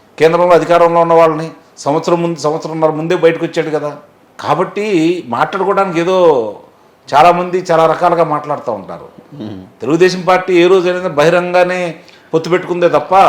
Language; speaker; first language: Telugu; native; Telugu